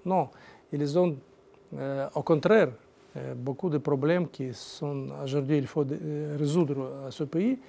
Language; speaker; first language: French; non-native, learner; Russian